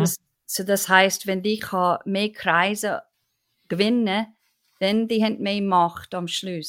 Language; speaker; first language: German; non-native, fluent; English